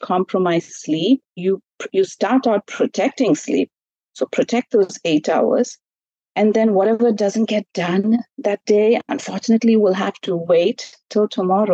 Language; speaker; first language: English; non-native, local second language; Malayalam